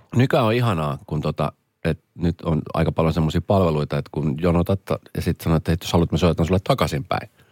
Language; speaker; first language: Finnish; native; Finnish